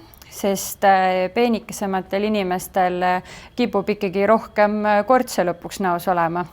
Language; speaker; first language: Estonian; native; Estonian